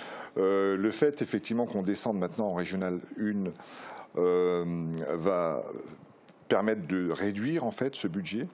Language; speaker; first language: French; native; French